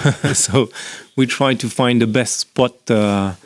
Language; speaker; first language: English; non-native, learner; French